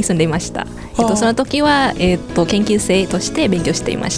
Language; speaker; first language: Japanese; non-native, fluent; Indonesian